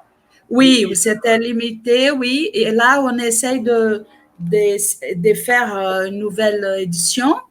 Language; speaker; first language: French; non-native, fluent; Portuguese